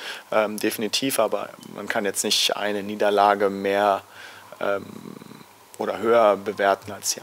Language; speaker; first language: German; native; German